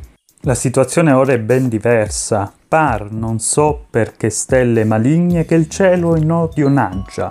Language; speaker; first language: Italian; native; Italian